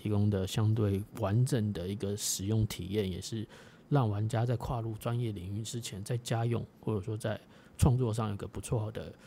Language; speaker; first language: Chinese; native; Chinese